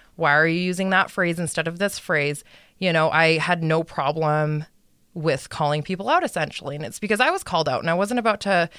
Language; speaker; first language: English; native; English